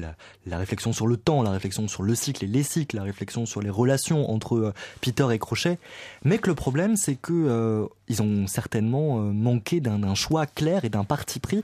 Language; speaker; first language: French; native; French